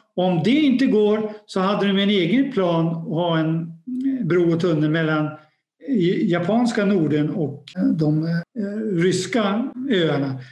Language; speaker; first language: Swedish; native; Swedish